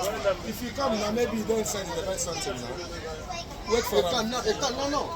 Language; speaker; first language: English; non-native, learner; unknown